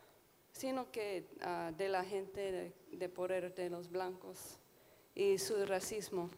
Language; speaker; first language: Spanish; non-native, fluent; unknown